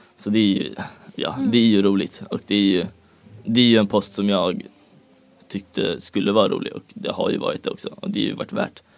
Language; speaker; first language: Swedish; native; Swedish